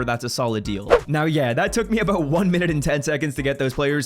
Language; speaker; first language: English; native; English